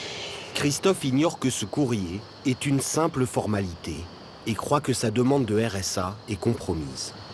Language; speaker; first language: French; native; French